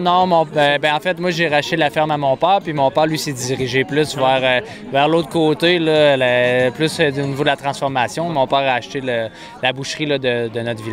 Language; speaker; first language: French; native; French